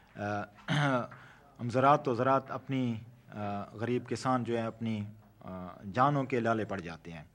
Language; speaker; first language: Urdu; non-native, local second language; Saraiki